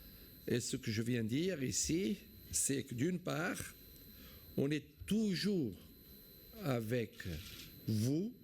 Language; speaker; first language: French; non-native, fluent; Portuguese